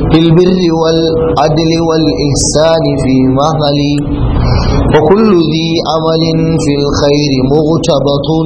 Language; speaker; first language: Arabic; non-native, fluent; Hausa